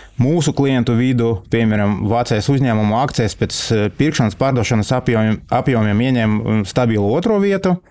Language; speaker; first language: Latvian; non-native, local second language; Russian